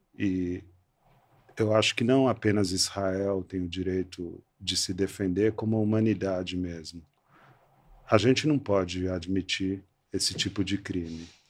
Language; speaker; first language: Portuguese; early bilingual, other home language; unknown